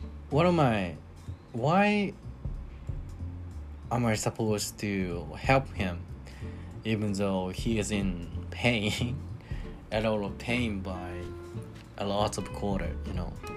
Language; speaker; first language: English; non-native, learner; Japanese